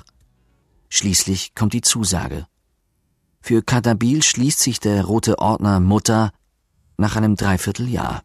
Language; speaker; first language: German; native; German